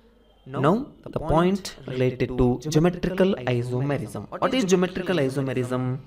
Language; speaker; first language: English; non-native, local second language; Kannada